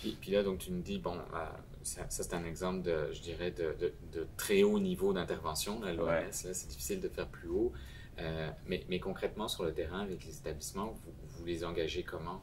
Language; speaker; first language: French; native; French